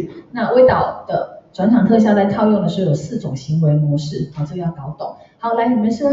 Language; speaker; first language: Chinese; native; Chinese